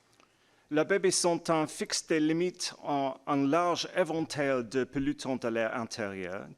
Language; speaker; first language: French; non-native, learner; English